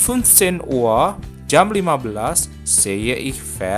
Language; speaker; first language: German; non-native, fluent; Indonesian